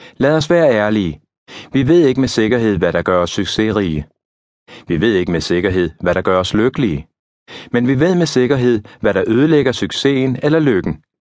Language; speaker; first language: Danish; native; Danish